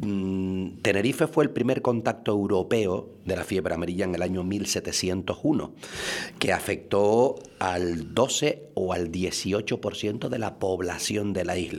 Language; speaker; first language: Spanish; native; Spanish